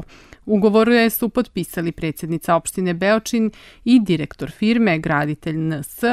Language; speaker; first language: Serbian; native; Serbian